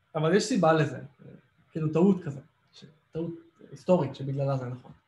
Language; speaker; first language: Hebrew; native; Hebrew